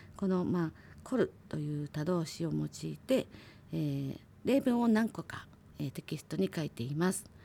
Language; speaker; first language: Japanese; native; Japanese